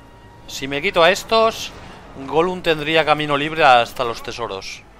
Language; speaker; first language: Spanish; native; Spanish